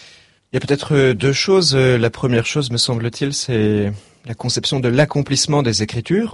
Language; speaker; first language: French; native; French